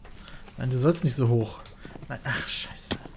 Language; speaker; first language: German; native; German